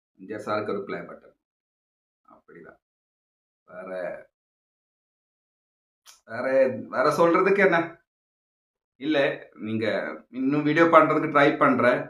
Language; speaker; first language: Tamil; non-native, local second language; Malayalam